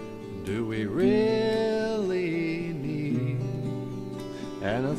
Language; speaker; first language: English; native; English